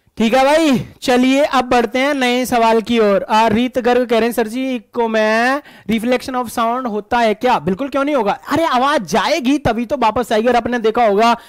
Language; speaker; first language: Hindi; native; Hindi